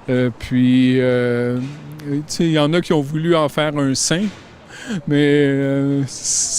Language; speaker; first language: French; native; French